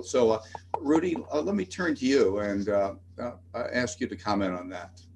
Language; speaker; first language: English; native; English